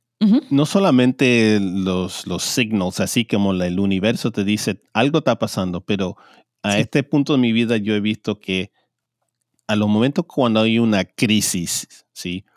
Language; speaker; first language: Spanish; early bilingual, heritage; Spanish